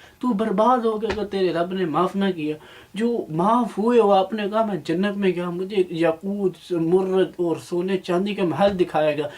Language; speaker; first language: Urdu; non-native, local second language; Punjabi